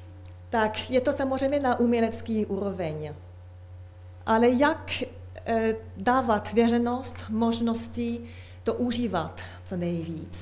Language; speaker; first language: Czech; non-native, learner; French